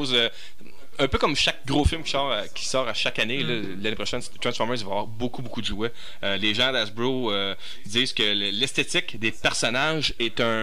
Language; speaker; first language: French; native; French